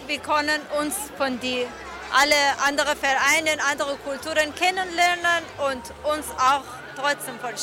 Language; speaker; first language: German; non-native, learner; Persian